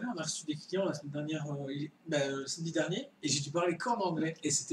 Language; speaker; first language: French; native; French